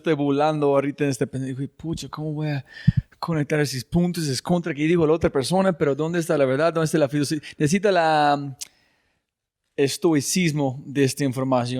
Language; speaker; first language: Spanish; non-native, fluent; English